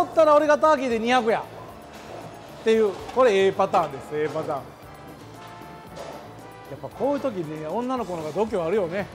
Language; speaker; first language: Japanese; native; Japanese